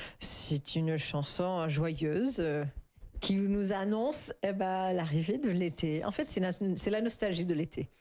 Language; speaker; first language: French; non-native, fluent; English